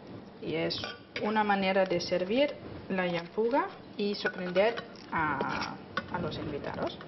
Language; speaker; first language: Spanish; non-native, fluent; German